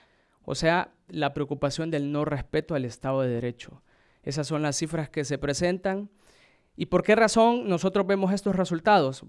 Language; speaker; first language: Spanish; native; Spanish